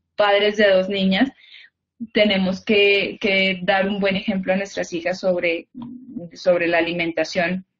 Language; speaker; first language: Spanish; native; Spanish